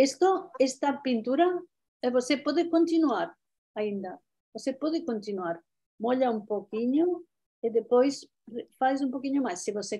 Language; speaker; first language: Portuguese; non-native, learner; Spanish